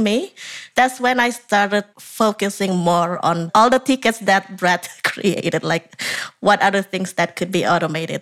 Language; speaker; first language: English; non-native, fluent; Indonesian